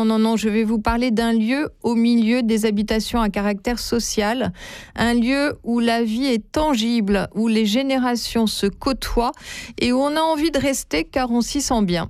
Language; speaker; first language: French; native; French